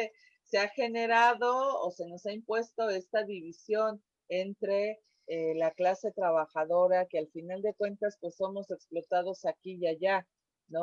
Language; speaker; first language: Spanish; native; Spanish